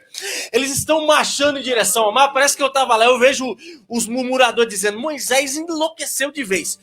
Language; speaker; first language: Portuguese; native; Portuguese